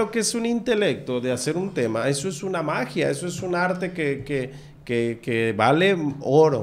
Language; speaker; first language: Spanish; native; Spanish